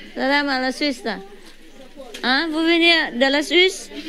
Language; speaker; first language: French; non-native, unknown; Vietnamese